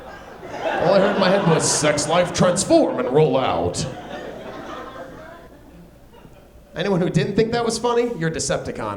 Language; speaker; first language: English; native; English